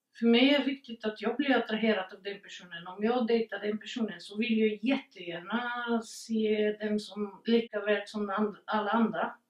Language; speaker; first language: Swedish; non-native, fluent; Bulgarian